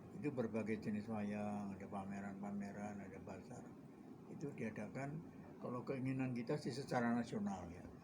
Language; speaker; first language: Indonesian; native; Indonesian